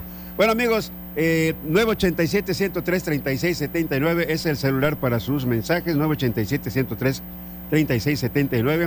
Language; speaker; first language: Spanish; native; Spanish